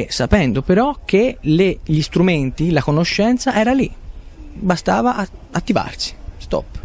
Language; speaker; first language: Italian; native; Italian